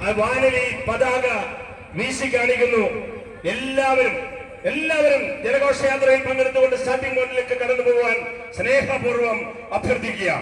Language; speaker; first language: Malayalam; native; Malayalam